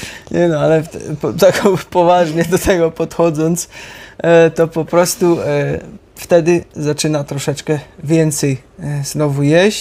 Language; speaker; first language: Polish; native; Polish